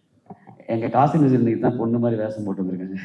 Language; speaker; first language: Tamil; native; Tamil